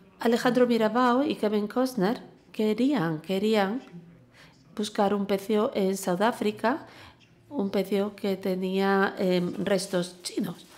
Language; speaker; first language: Spanish; non-native, fluent; English